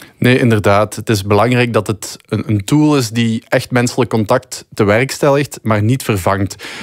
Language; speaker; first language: Dutch; native; Dutch